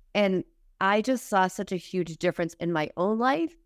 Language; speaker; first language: English; native; English